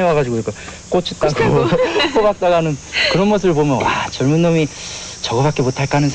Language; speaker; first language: Korean; native; Korean